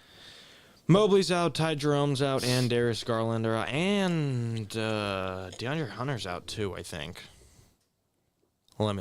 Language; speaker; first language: English; native; English